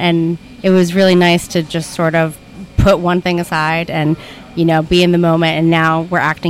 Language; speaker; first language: English; native; English